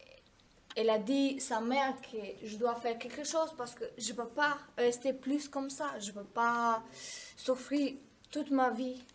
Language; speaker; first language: French; non-native, learner; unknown